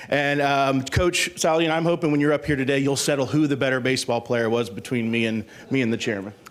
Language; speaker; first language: English; native; English